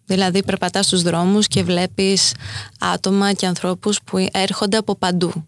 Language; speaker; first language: Greek; early bilingual, heritage; Greek